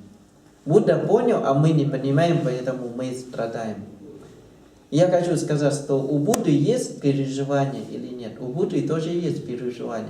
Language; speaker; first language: Russian; non-native, learner; Thai